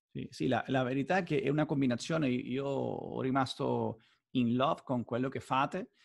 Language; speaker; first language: Italian; non-native, fluent; Spanish